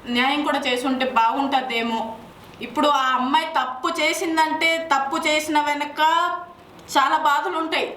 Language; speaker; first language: Telugu; non-native, local second language; Odia